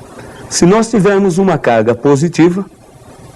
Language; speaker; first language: Portuguese; native; Portuguese